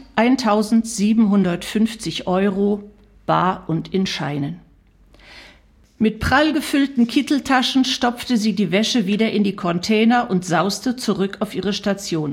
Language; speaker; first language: German; native; German